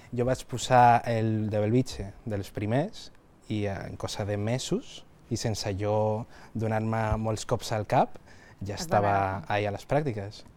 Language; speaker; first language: Catalan; non-native, local second language; Spanish